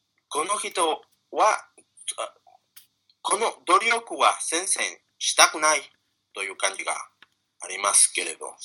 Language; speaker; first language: Japanese; non-native, fluent; Spanish